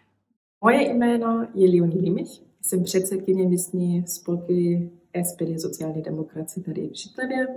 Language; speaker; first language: Czech; early bilingual, heritage; Czech